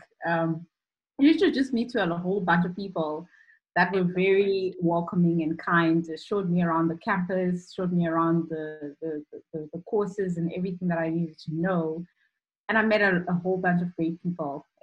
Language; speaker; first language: English; non-native, local second language; Shona